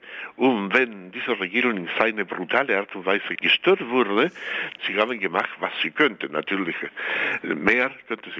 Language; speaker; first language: German; non-native, fluent; Spanish